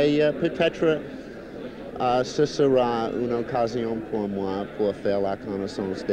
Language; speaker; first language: French; non-native, learner; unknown